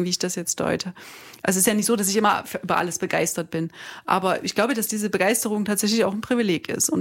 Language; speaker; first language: German; native; German